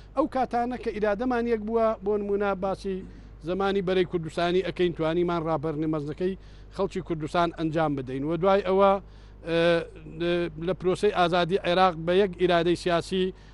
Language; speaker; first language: Central Kurdish; native; Central Kurdish